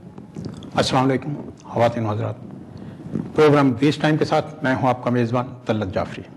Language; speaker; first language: Urdu; native; Urdu